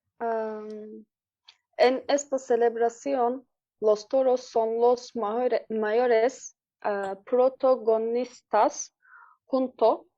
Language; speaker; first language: Spanish; non-native, learner; Turkish